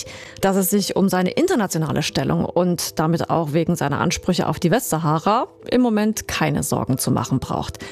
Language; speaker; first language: German; native; German